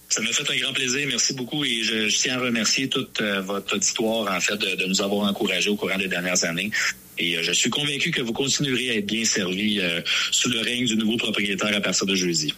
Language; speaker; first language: French; native; French